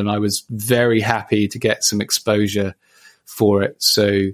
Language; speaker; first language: English; native; English